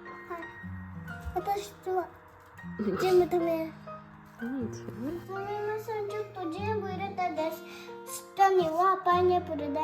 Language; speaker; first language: Japanese; non-native, learner; Mizo